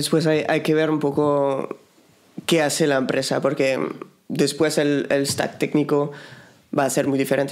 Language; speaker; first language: Spanish; non-native, fluent; French